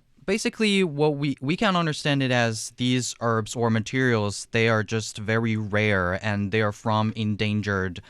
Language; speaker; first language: English; non-native, fluent; Chinese